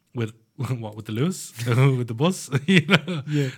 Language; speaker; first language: English; native; English